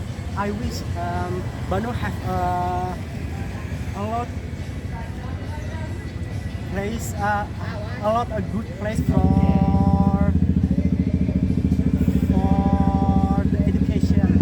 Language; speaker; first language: English; non-native, learner; Indonesian